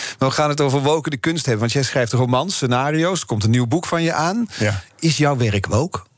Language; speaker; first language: Dutch; native; Dutch